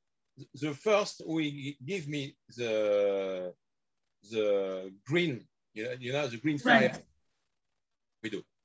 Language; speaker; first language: English; non-native, learner; French